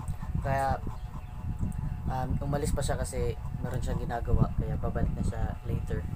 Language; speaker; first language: Filipino; non-native, local second language; Cebuano